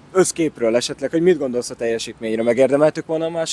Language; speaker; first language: Hungarian; native; Hungarian